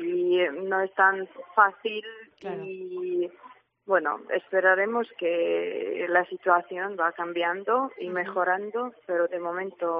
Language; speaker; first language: Spanish; non-native, fluent; Ukrainian